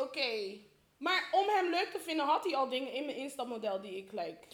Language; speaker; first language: Dutch; early bilingual, heritage; Dutch